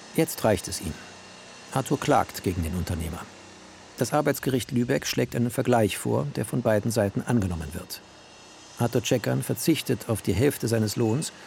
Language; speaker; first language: German; native; German